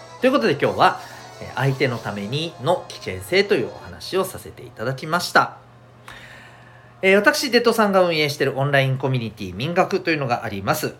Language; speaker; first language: Japanese; native; Japanese